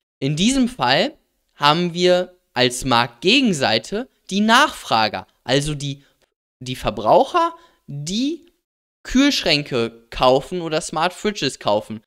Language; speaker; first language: German; native; German